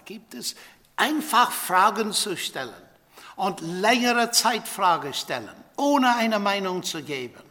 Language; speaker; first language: German; non-native, fluent; English